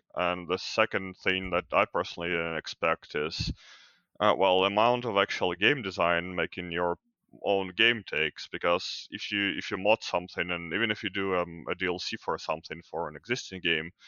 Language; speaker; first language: English; non-native, fluent; Ukrainian